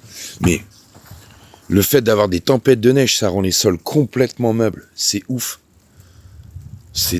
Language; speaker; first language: French; native; French